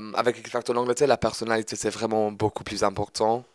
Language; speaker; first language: French; non-native, fluent; English